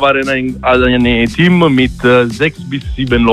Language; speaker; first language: German; non-native, fluent; Italian